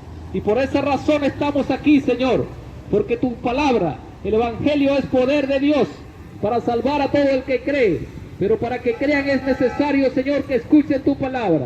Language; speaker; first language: Spanish; native; Spanish